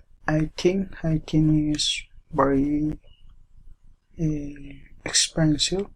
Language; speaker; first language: English; non-native, learner; Spanish